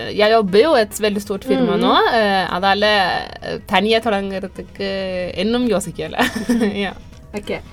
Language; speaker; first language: Norwegian; early bilingual, other home language; Tamil